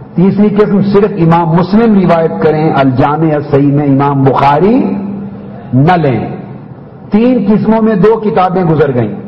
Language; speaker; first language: Urdu; non-native, local second language; Punjabi